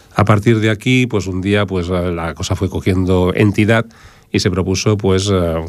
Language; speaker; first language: Spanish; native; Spanish